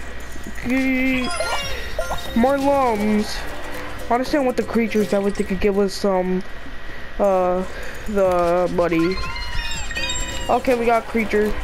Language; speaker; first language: English; native; English